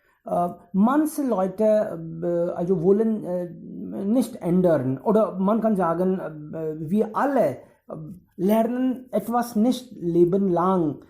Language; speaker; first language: German; non-native, fluent; Hindi